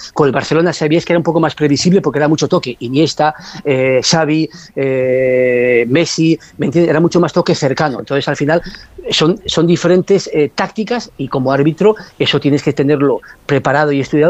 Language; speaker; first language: Spanish; native; Spanish